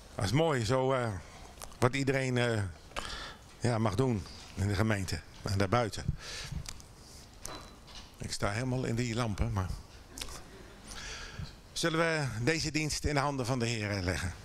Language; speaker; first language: Dutch; native; Dutch